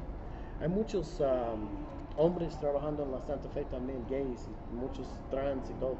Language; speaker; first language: Spanish; non-native, fluent; English